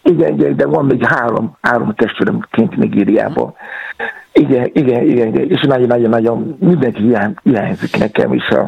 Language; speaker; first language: Hungarian; non-native, learner; Yoruba